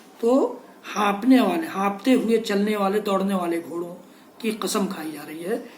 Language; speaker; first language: Urdu; native; Urdu